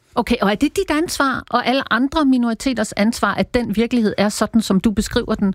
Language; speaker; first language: Danish; native; Danish